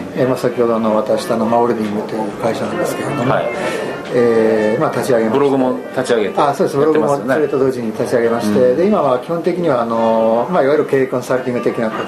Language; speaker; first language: Japanese; non-native, fluent; Italian